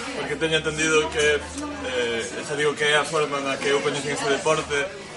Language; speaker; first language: Galician; native; Galician